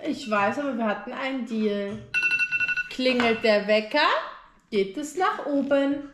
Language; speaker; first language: German; native; German